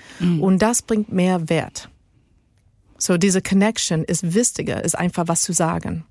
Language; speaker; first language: German; non-native, learner; Spanish